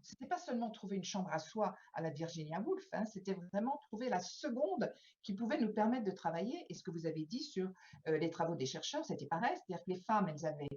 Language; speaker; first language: French; native; French